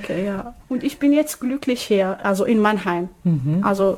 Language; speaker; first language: German; non-native, learner; Arabic